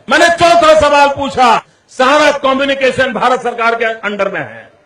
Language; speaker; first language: Hindi; native; Hindi